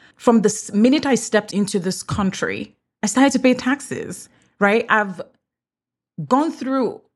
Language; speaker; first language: English; native; English